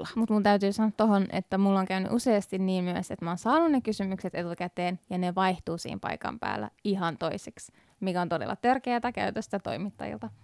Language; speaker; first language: Finnish; early bilingual, other home language; Persian